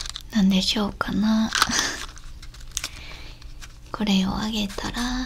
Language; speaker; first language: Japanese; non-native, learner; Korean